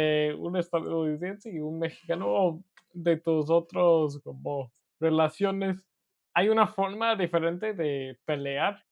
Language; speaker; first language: Spanish; non-native, learner; English